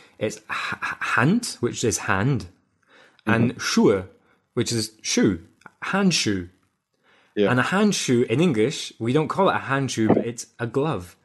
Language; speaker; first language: English; native; English